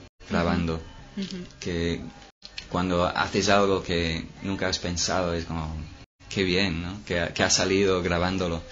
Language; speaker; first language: Spanish; non-native, fluent; English